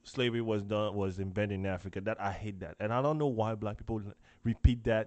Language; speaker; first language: English; non-native, fluent; French